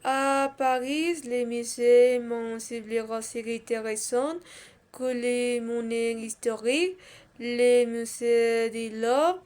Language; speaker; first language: French; non-native, learner; Spanish